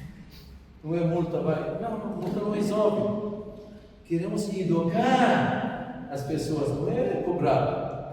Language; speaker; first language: Portuguese; non-native, fluent; Arabic